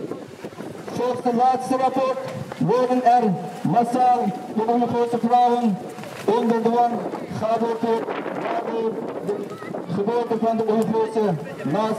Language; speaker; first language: Dutch; non-native, fluent; Uyghur